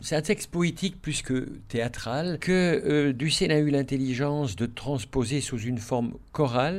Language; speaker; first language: French; native; French